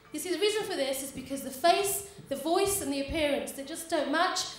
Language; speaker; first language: English; native; English